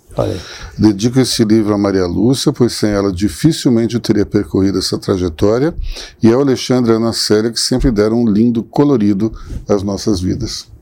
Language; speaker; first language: Portuguese; native; Portuguese